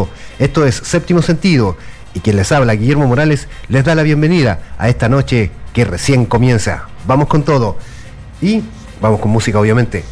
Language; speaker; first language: Spanish; native; Spanish